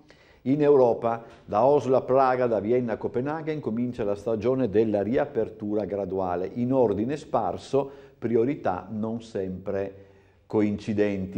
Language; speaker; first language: Italian; native; Italian